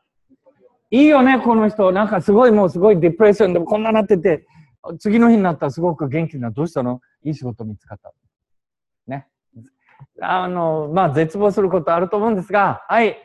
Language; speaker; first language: Japanese; native; Japanese